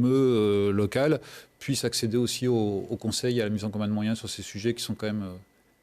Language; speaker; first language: French; native; French